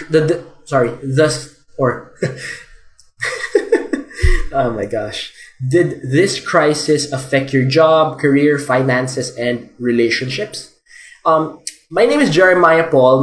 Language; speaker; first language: English; non-native, local second language; Filipino